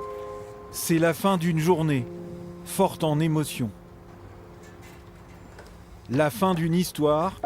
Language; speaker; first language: French; native; French